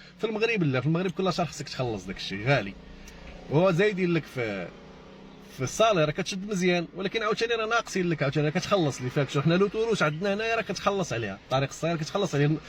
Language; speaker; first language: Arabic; native; Arabic